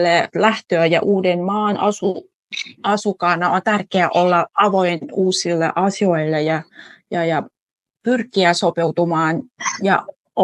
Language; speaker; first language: Finnish; non-native, fluent; Vietnamese